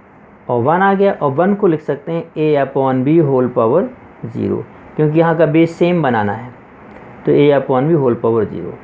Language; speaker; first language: Hindi; native; Hindi